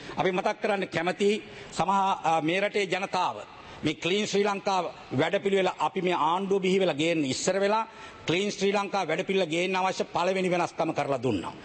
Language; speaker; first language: Sinhala; native; Sinhala